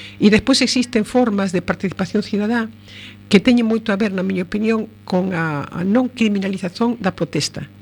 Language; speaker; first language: Galician; native; Galician